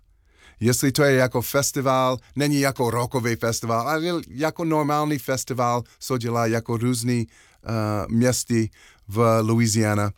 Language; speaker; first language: Czech; non-native, fluent; English